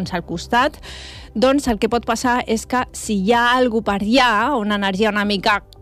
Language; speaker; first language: Catalan; non-native, local second language; Spanish